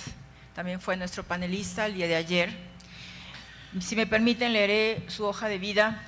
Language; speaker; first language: Spanish; native; Spanish